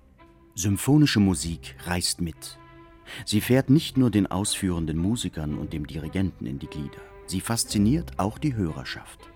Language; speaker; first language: German; native; German